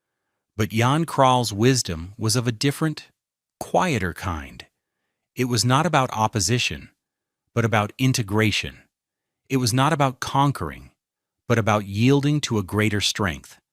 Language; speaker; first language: English; native; English